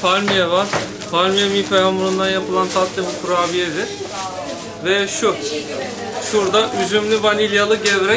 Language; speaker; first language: Turkish; native; Turkish